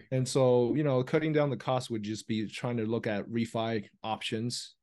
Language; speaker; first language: English; early bilingual, other home language; Chinese